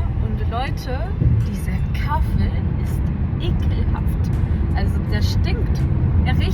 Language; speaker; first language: German; non-native, fluent; Russian